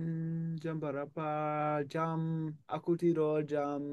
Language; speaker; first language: Indonesian; non-native, learner; English